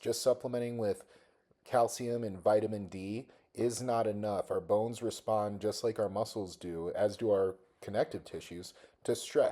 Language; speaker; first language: English; native; English